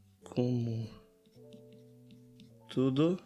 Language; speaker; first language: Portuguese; non-native, learner; German